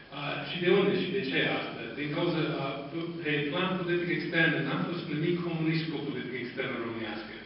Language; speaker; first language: Romanian; non-native, fluent; English